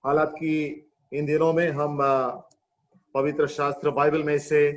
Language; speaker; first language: Hindi; non-native, local second language; Marathi